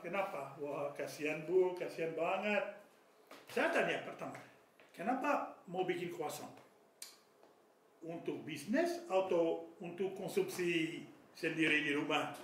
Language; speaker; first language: Indonesian; non-native, fluent; French